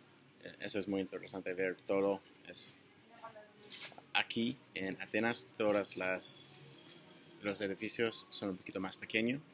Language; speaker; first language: Spanish; non-native, learner; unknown